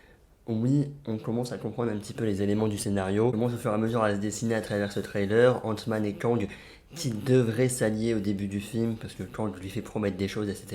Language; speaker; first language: French; native; French